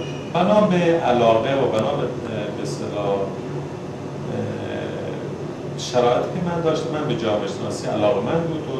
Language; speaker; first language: Persian; non-native, local second language; Baluchi